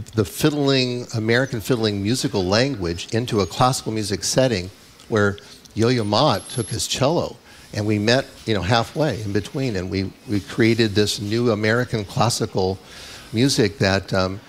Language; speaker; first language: English; native; English